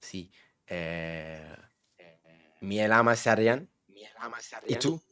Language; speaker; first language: Spanish; non-native, learner; Turkish